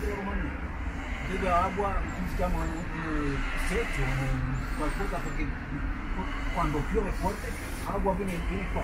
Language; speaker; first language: Italian; non-native, learner; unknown